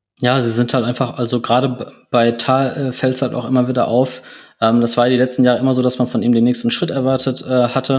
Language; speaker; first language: German; native; German